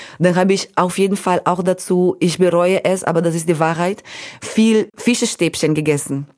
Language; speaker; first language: German; non-native, fluent; Portuguese